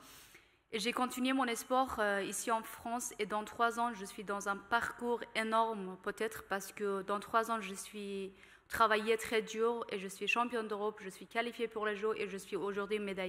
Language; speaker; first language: French; non-native, learner; Persian